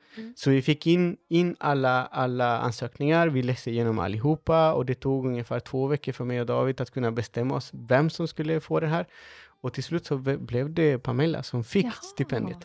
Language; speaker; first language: Swedish; non-native, fluent; Spanish